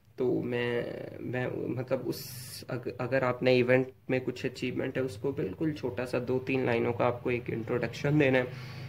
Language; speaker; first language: Urdu; non-native, local second language; Punjabi